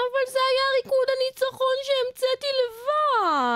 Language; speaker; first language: Hebrew; native; Hebrew